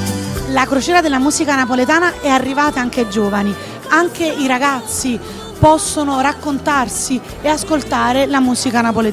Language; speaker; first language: Italian; native; Italian